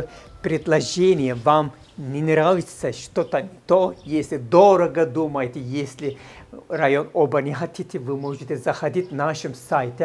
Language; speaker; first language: Russian; non-native, fluent; Turkish